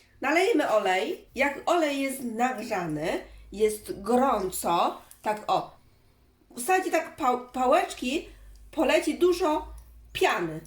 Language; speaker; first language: Polish; non-native, learner; Chinese